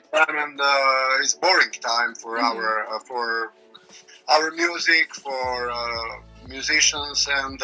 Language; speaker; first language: English; non-native, learner; Croatian